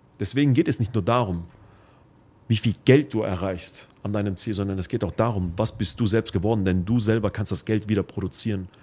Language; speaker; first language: German; early bilingual, other home language; Arabic